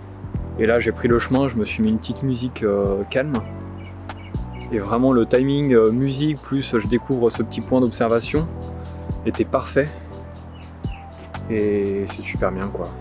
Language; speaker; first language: French; native; French